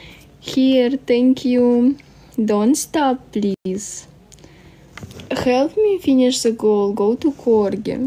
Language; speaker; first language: English; non-native, learner; Russian